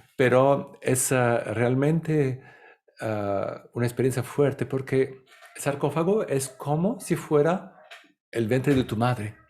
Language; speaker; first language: Spanish; non-native, fluent; Italian